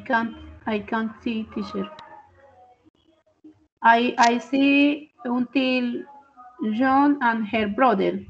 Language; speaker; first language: English; non-native, learner; Spanish